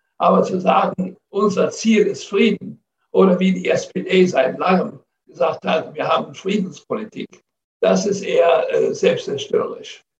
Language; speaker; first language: German; non-native, fluent; English